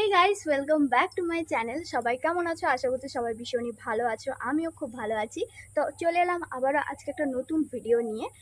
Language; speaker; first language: Bangla; non-native, local second language; Santali